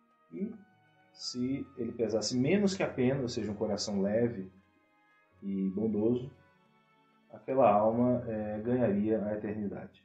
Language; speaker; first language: Portuguese; native; Portuguese